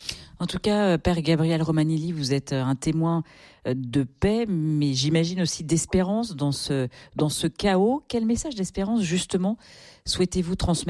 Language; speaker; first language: French; native; French